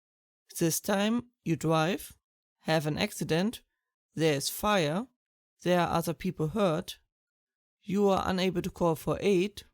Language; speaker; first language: English; non-native, fluent; German